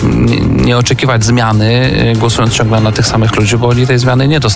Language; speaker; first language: Polish; native; Polish